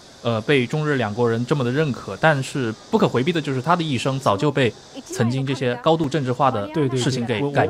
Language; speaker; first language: Chinese; native; Chinese